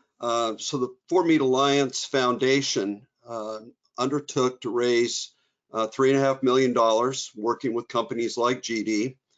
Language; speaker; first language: English; native; English